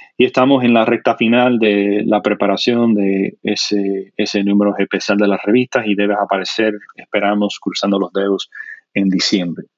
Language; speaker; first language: Spanish; non-native, fluent; English